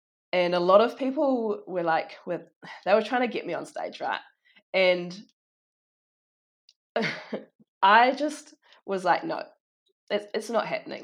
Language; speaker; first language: English; native; English